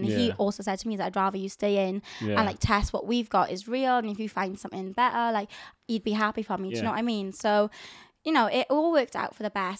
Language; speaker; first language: English; native; English